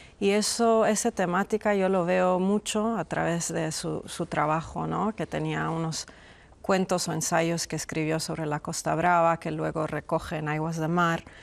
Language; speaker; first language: Spanish; non-native, fluent; Persian